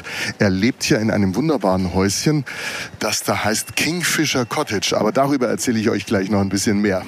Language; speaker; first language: German; native; German